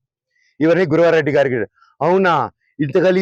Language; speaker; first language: Telugu; native; Telugu